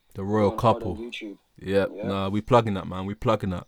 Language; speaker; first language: English; early bilingual, other home language; Yoruba